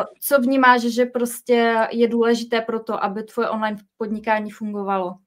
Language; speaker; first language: Czech; native; Czech